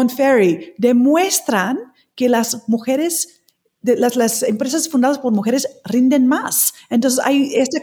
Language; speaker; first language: Spanish; non-native, fluent; English